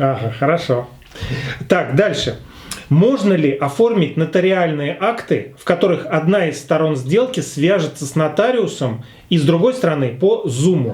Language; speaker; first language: Russian; native; Russian